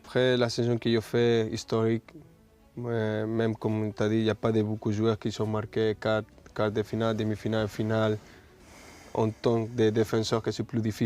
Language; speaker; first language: French; non-native, fluent; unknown